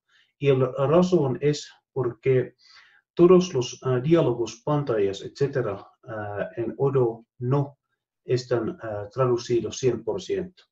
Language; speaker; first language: Spanish; non-native, fluent; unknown